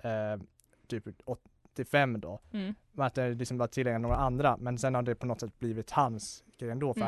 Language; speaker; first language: Swedish; native; Swedish